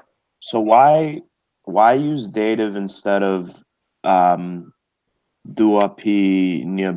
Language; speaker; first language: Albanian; non-native, learner; English